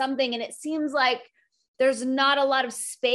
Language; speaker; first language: English; native; English